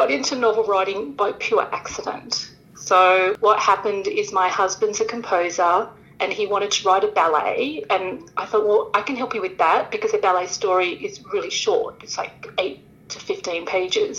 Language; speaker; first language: English; native; English